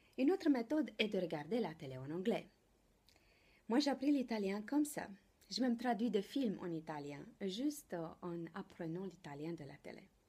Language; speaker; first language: French; non-native, fluent; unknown